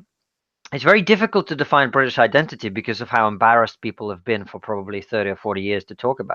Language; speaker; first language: English; non-native, fluent; Russian